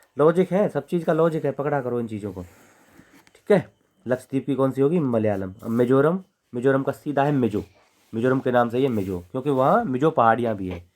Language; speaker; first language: Hindi; native; Hindi